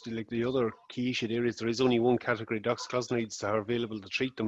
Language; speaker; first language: English; native; English